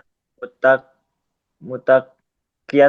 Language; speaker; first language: Arabic; non-native, learner; Indonesian